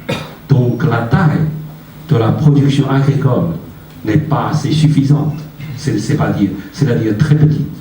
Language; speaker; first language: French; non-native, fluent; Chinese